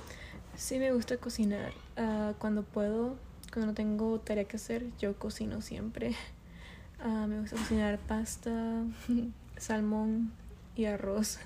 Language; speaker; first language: Spanish; early bilingual, other home language; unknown